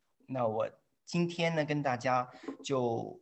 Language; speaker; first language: Chinese; native; Chinese